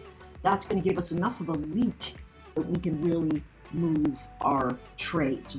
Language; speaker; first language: English; native; English